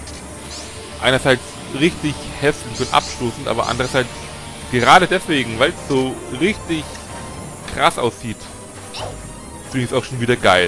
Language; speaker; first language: German; native; German